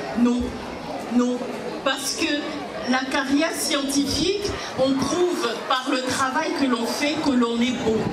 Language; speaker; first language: French; early bilingual, other home language; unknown